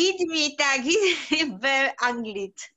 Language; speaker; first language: Hebrew; non-native, learner; Polish